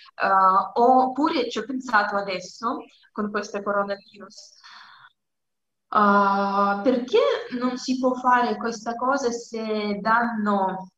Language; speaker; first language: Italian; non-native, learner; Russian